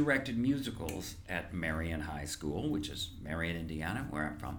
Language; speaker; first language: English; native; English